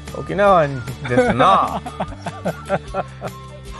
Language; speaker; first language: Japanese; non-native, fluent; English